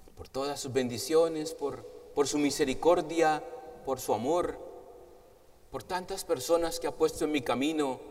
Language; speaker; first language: Spanish; native; Spanish